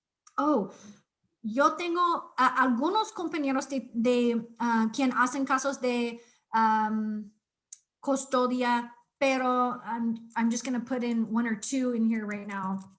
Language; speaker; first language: Spanish; non-native, fluent; English